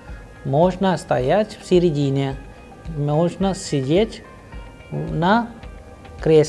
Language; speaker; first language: Russian; non-native, fluent; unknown